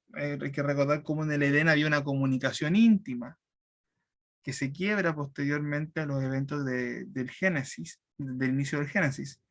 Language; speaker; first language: Spanish; native; Spanish